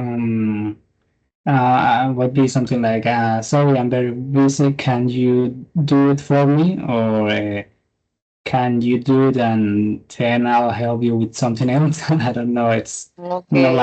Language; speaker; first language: English; non-native, fluent; Spanish